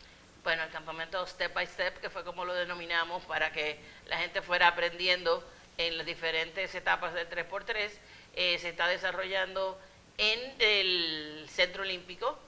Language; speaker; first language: Spanish; native; Spanish